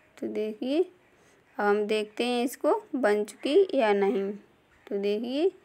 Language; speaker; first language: Hindi; native; Hindi